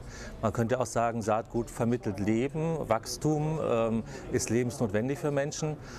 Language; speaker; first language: German; native; German